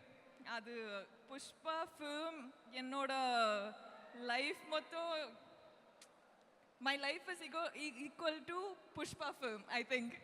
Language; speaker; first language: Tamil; non-native, local second language; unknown